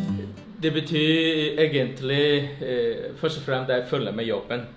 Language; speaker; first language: Norwegian; non-native, fluent; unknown